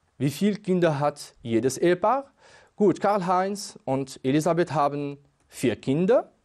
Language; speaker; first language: German; non-native, fluent; Arabic